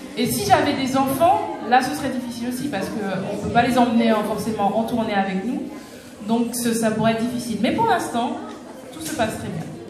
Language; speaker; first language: French; native; French